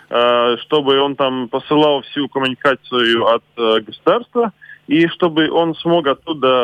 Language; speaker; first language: Russian; non-native, local second language; Latvian